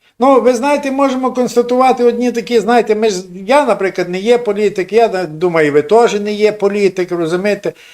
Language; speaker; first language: Ukrainian; native; Ukrainian